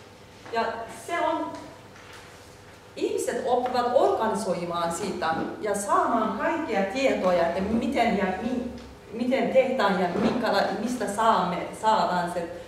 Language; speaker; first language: Finnish; non-native, fluent; Turkish